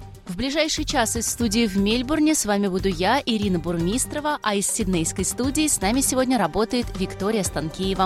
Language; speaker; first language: Russian; native; Russian